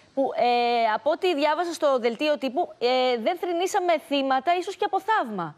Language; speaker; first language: Greek; native; Greek